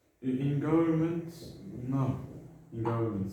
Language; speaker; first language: English; non-native, learner; Turkish